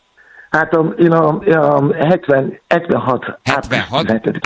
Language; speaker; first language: Hungarian; non-native, fluent; Yoruba